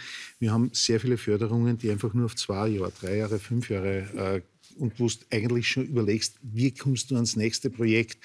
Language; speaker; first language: German; native; German